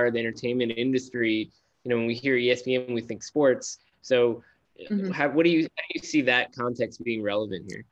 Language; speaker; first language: English; native; English